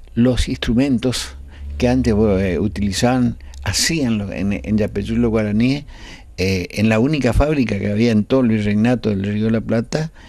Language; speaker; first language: Spanish; native; Spanish